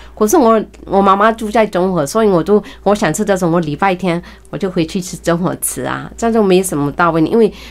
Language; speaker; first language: Chinese; early bilingual, heritage; Chinese